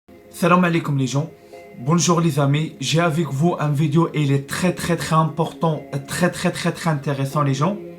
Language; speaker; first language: French; non-native, learner; Arabic